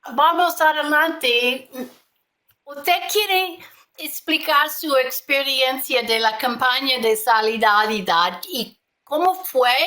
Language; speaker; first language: Spanish; non-native, learner; English